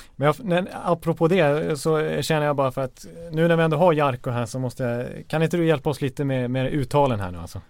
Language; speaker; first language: Swedish; native; Swedish